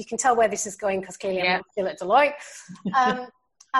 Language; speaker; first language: English; native; English